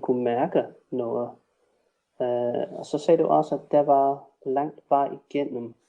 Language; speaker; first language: Danish; non-native, fluent; English